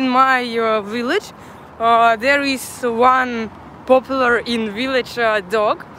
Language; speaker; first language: English; non-native, learner; Russian